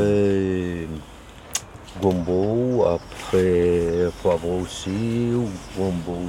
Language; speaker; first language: French; non-native, learner; Kurdish